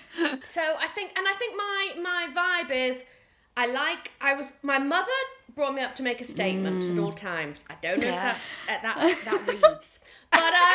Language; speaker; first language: English; native; English